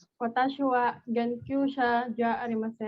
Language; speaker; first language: Japanese; non-native, learner; Filipino